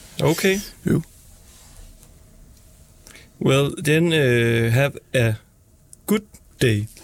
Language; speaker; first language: English; non-native, learner; Danish